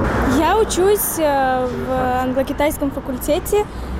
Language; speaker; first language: Russian; non-native, local second language; Tajik